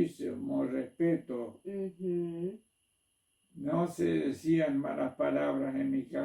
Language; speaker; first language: Spanish; non-native, local second language; German